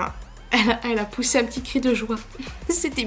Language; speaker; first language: French; native; French